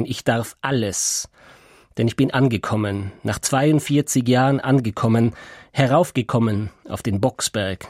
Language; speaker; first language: German; native; German